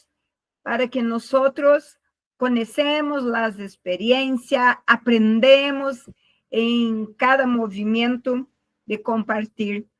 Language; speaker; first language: Spanish; non-native, learner; Portuguese